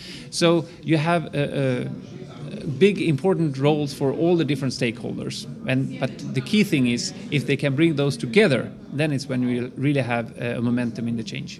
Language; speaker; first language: English; non-native, fluent; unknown